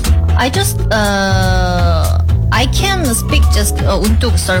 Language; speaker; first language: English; non-native, learner; Korean